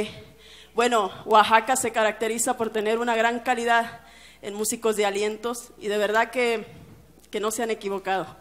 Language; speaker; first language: Spanish; native; Spanish